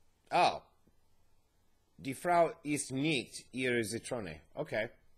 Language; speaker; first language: German; non-native, learner; English